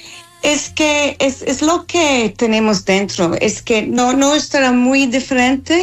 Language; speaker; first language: Spanish; non-native, fluent; English